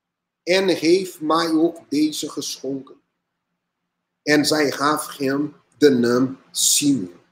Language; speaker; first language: Dutch; non-native, learner; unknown